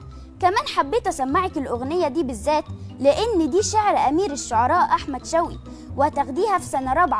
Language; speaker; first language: Arabic; native; Arabic